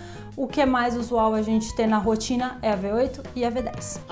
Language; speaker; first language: Portuguese; native; Portuguese